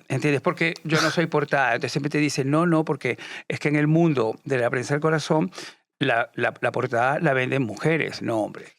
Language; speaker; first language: Spanish; native; Spanish